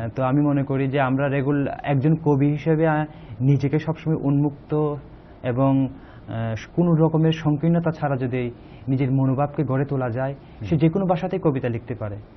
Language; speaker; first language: Bangla; non-native, local second language; Kok Borok